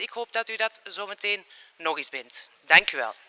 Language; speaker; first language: Dutch; native; Dutch